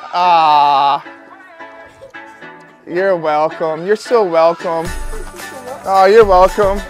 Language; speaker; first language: English; native; English